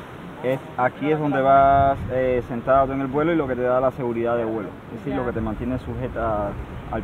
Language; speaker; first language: Spanish; native; Spanish